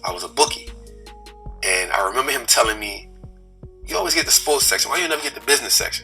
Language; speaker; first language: English; native; English